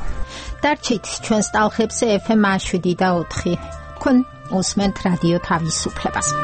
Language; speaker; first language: Georgian; native; Georgian